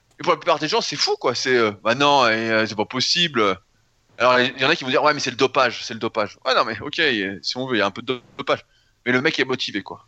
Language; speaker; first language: French; native; French